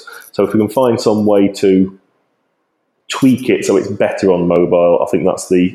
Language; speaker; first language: English; native; English